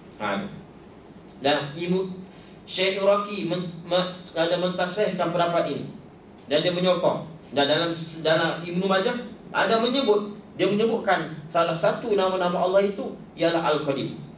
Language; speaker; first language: Malay; native; Malay